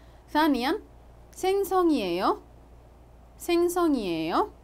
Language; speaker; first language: Korean; non-native, fluent; Arabic